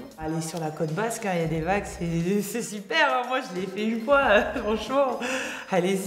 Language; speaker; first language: French; native; French